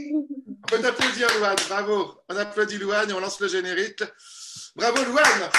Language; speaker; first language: French; native; French